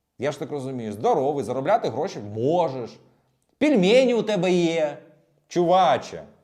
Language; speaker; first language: Ukrainian; non-native, local second language; Russian